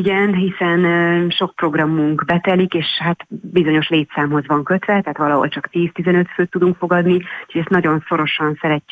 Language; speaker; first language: Hungarian; native; Hungarian